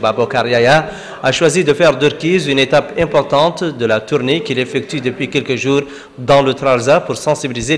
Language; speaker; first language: French; non-native, local second language; Arabic